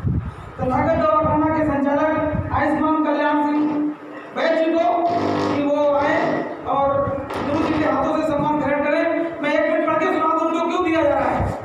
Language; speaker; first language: Hindi; native; Hindi